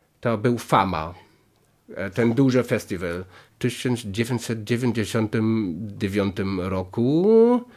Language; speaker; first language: Polish; non-native, learner; German